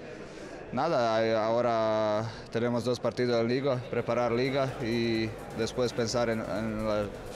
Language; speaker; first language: Spanish; non-native, learner; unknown